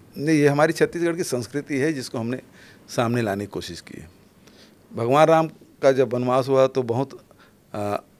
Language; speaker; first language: Hindi; native; Hindi